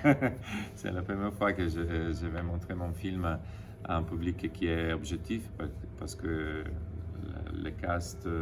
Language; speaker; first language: French; non-native, fluent; Italian